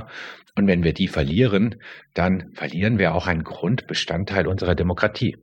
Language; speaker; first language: German; native; German